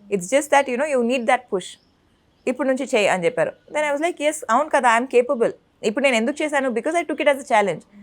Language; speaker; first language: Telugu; non-native, local second language; Urdu